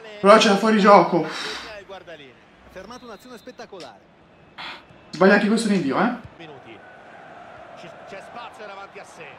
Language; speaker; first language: Italian; native; Italian